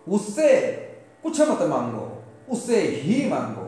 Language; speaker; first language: Hindi; non-native, local second language; Marathi